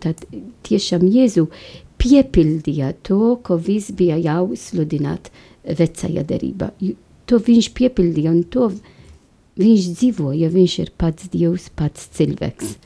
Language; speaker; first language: Latvian; non-native, fluent; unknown